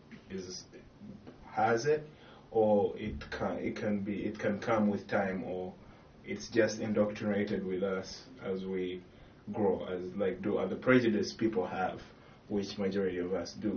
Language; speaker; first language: English; non-native, local second language; Ganda